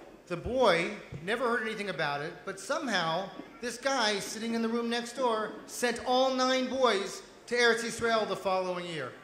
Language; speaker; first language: English; native; English